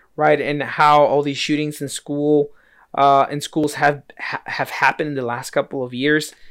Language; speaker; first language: English; early bilingual, other home language; Spanish